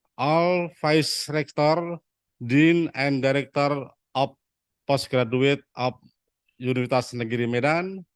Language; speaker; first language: English; non-native, learner; Indonesian